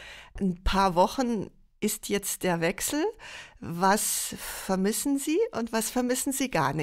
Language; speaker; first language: German; native; German